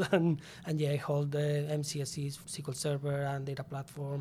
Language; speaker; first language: English; non-native, fluent; Spanish